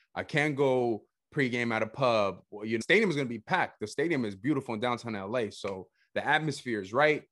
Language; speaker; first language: English; early bilingual, other home language; Spanish